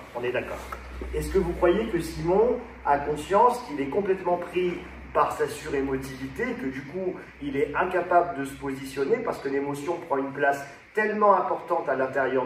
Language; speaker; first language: French; native; French